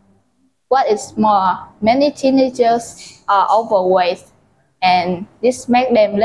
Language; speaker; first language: English; non-native, learner; Vietnamese